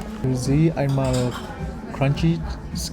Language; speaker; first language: German; non-native, learner; Indonesian